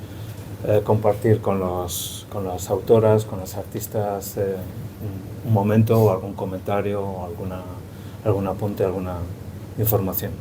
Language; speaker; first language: Spanish; native; Spanish